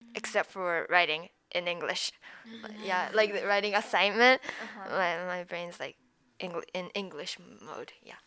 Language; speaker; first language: English; non-native, fluent; Japanese